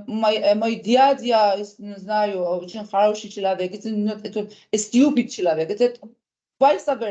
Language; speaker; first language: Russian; non-native, learner; Persian